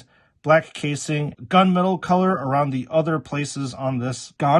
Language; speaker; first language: English; native; English